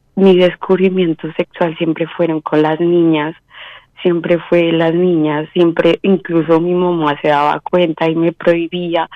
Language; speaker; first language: Spanish; native; Spanish